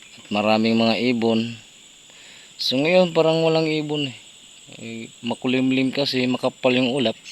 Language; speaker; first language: Filipino; non-native, local second language; Waray